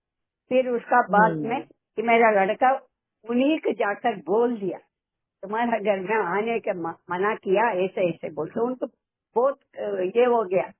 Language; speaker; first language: Hindi; non-native, local second language; Tamil